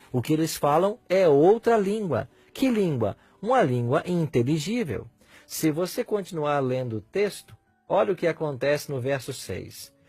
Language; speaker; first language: Portuguese; native; Portuguese